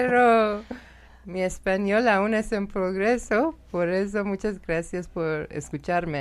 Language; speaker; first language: Spanish; non-native, learner; Persian